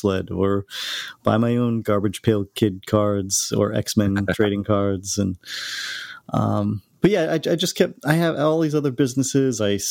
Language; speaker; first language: English; native; English